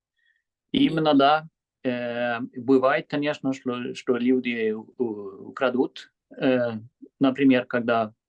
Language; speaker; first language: Russian; non-native, fluent; Swedish